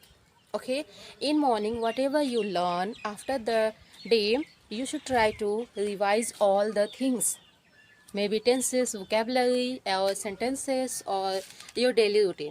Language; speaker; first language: English; non-native, learner; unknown